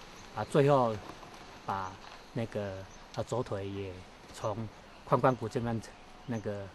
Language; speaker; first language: Chinese; native; Chinese